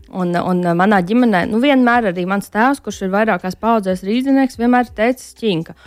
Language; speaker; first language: Latvian; native; Latvian